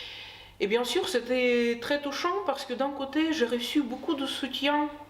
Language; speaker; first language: French; non-native, fluent; Ukrainian